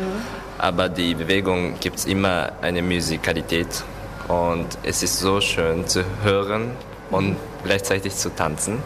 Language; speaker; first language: German; non-native, learner; Japanese